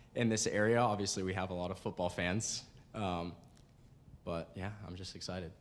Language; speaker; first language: English; native; English